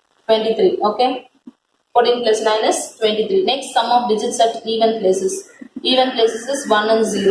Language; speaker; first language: English; non-native, local second language; Tamil